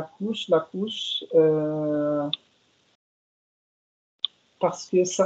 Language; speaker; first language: French; non-native, fluent; Portuguese